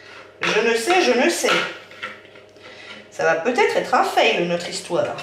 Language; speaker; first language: French; native; French